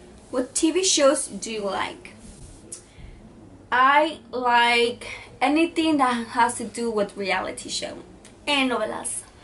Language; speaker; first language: English; early bilingual, other home language; Spanish